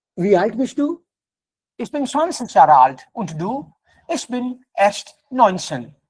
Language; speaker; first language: German; non-native, learner; Hindi